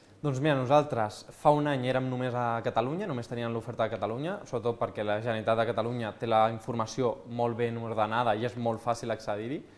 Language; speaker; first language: Catalan; native; Catalan